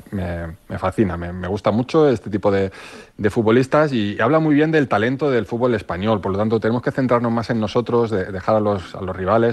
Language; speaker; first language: Spanish; native; Spanish